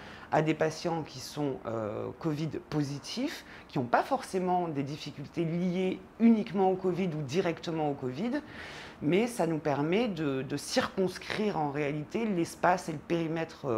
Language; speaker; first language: French; native; French